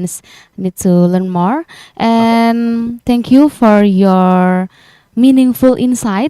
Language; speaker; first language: English; non-native, learner; Indonesian